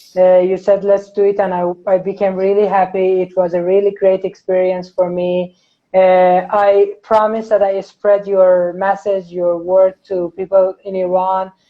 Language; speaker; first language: English; non-native, fluent; Persian